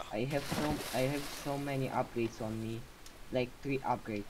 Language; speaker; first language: English; non-native, fluent; Romanian